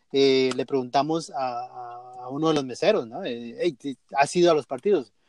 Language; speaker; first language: Spanish; native; Spanish